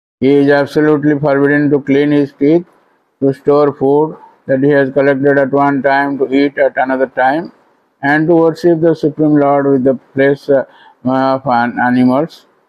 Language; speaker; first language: English; non-native, local second language; Odia